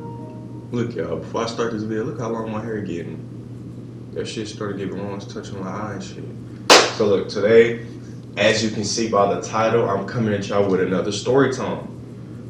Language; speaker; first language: English; native; English